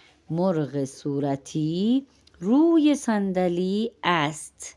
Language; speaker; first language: Persian; non-native, fluent; Urdu